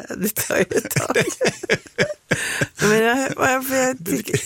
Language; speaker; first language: Swedish; native; Swedish